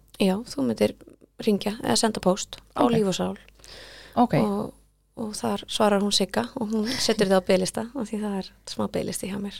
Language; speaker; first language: Icelandic; native; Icelandic